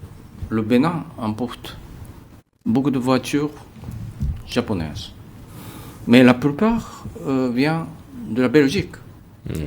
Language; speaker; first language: French; non-native, fluent; Japanese